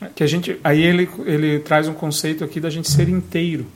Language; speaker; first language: Portuguese; native; Portuguese